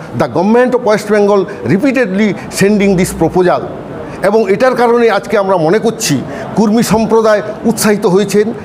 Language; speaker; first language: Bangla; non-native, local second language; Santali